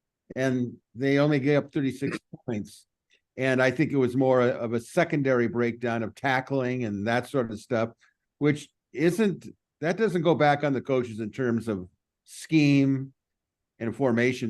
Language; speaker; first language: English; native; English